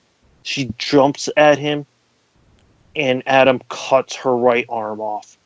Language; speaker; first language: English; native; English